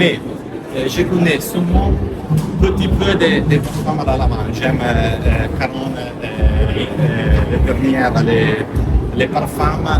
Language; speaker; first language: French; non-native, learner; Italian